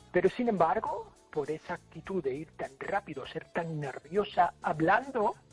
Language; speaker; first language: Spanish; non-native, fluent; English